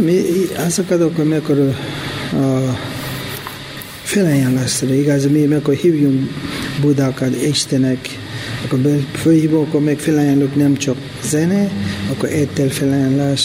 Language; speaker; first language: Hungarian; non-native, learner; Tibetan